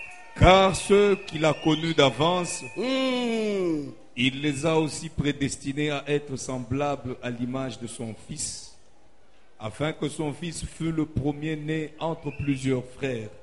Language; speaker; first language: French; non-native, local second language; Lingala